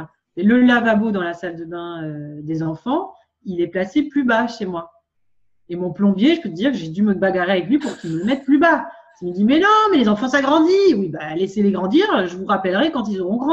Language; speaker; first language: French; native; French